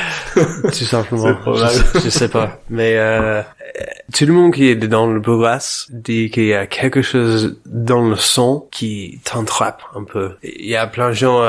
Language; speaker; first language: French; non-native, learner; English